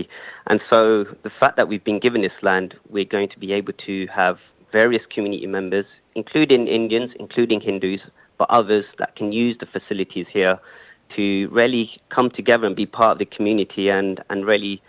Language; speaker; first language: English; native; English